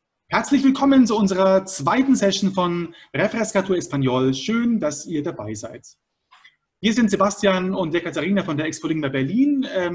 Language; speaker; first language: German; native; German